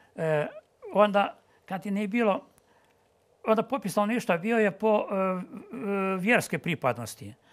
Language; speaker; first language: Bosnian; non-native, local second language; Ukrainian